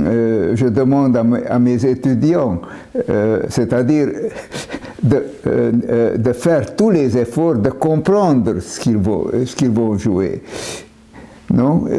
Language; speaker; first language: French; non-native, fluent; Hungarian